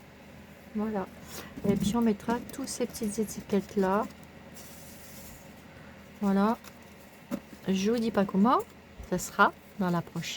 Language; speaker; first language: French; native; French